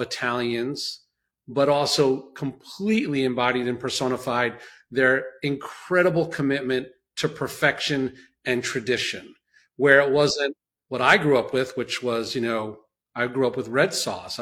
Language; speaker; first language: English; native; English